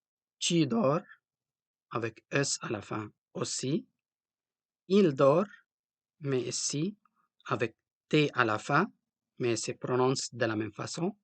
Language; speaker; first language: French; non-native, local second language; Arabic